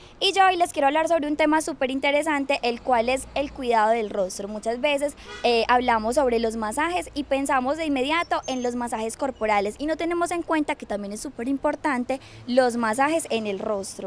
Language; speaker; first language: Spanish; native; Spanish